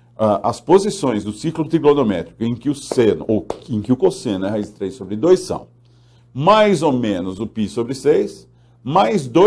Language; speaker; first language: Portuguese; native; Portuguese